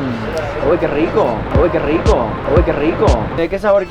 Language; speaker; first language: Spanish; native; Spanish